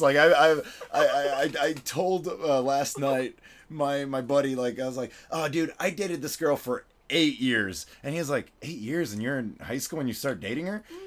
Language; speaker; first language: English; early bilingual, other home language; Spanish